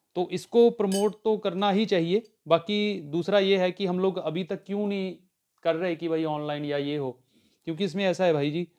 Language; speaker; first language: Hindi; native; Hindi